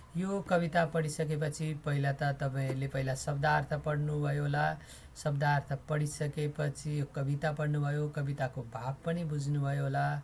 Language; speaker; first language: Nepali; native; Nepali